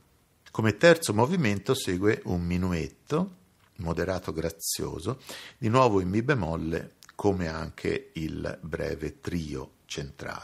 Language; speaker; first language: Italian; native; Italian